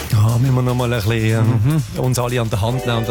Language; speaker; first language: German; native; German